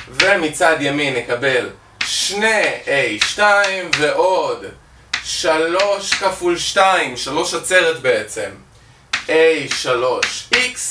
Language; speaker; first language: Hebrew; native; Hebrew